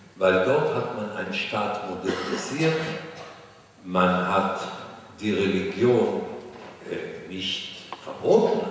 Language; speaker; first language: German; non-native, fluent; Hebrew